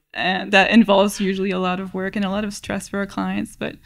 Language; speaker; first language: English; native; English